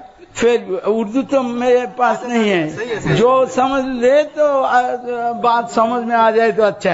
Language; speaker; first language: Hindi; non-native, learner; Bangla